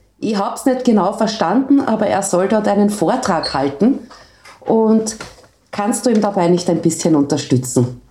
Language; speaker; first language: German; native; German